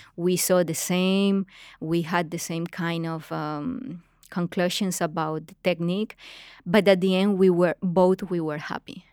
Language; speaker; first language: English; non-native, fluent; Spanish